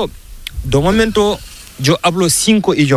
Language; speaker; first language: Spanish; non-native, learner; Fula